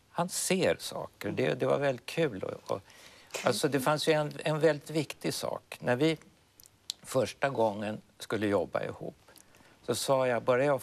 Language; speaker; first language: Swedish; native; Swedish